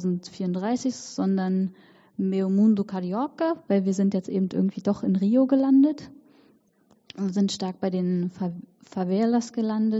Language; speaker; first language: German; native; German